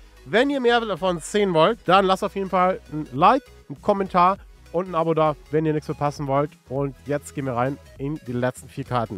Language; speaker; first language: German; native; German